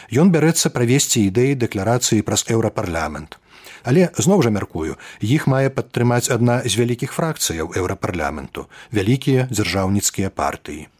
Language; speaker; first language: Belarusian; native; Belarusian